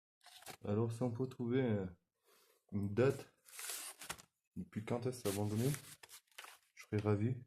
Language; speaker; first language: French; native; French